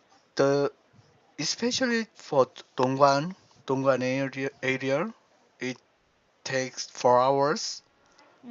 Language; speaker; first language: English; non-native, learner; Korean